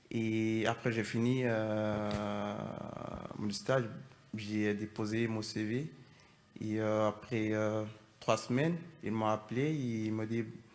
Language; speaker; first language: French; non-native, fluent; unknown